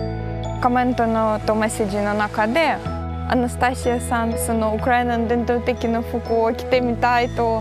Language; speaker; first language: Japanese; non-native, learner; Ukrainian